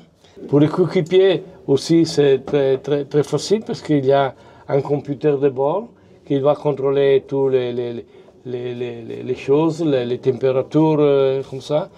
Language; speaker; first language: French; non-native, fluent; Italian